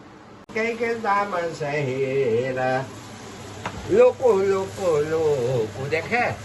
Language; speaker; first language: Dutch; non-native, local second language; Caribbean Hindustani